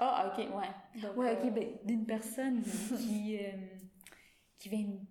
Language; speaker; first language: French; non-native, local second language; English